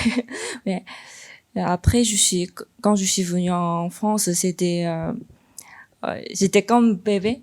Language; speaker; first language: French; non-native, fluent; Korean